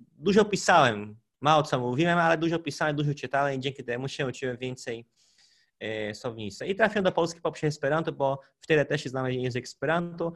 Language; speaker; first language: Polish; non-native, fluent; Portuguese